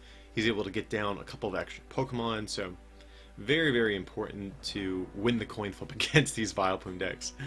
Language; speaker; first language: English; native; English